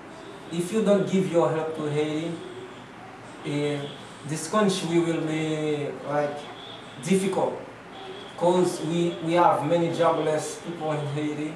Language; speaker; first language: English; non-native, learner; Haitian Creole